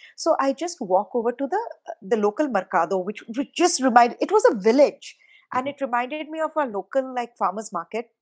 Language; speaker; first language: English; non-native, local second language; Hindi